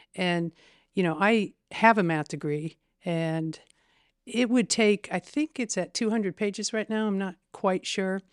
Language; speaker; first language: English; native; English